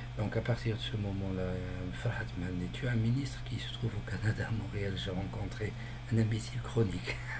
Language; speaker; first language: French; non-native, local second language; Arabic